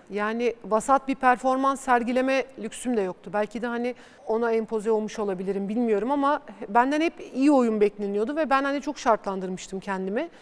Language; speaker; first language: Turkish; early bilingual, other home language; Bulgarian